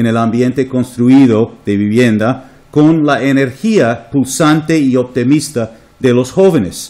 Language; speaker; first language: Spanish; non-native, fluent; English